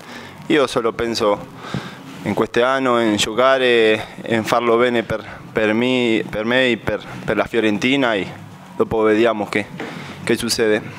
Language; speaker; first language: Italian; non-native, fluent; Spanish